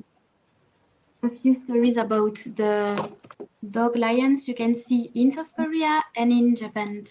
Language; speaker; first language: English; non-native, learner; French